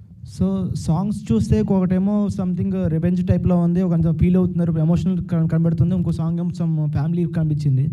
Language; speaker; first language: Telugu; non-native, local second language; Malayalam